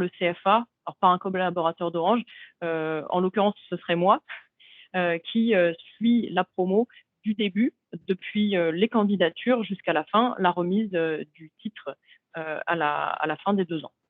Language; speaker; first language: French; native; French